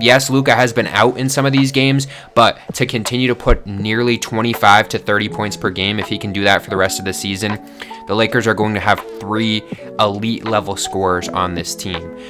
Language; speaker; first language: English; native; English